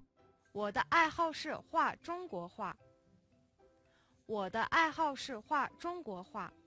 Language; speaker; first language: Chinese; non-native, fluent; Mongolian